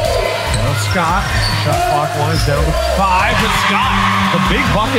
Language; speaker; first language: English; native; English